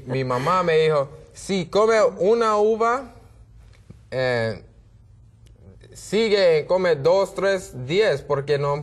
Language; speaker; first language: Spanish; non-native, learner; English